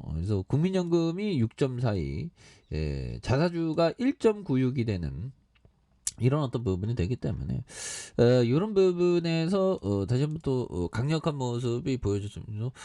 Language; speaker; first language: Korean; native; Korean